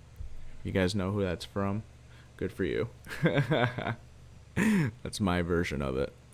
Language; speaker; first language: English; native; English